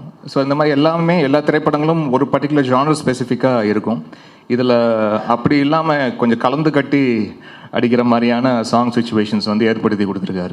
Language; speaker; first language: Tamil; native; Tamil